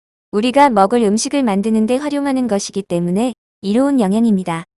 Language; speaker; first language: Korean; native; Korean